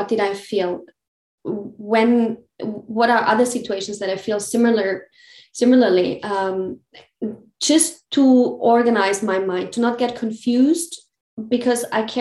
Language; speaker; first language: English; non-native, fluent; German